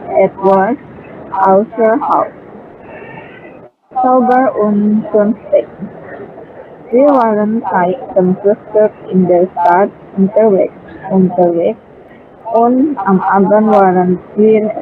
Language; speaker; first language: German; non-native, learner; Indonesian